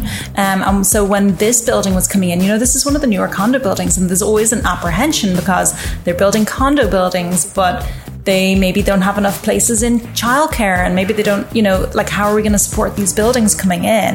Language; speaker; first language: English; native; English